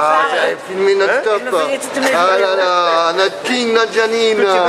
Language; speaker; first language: French; native; French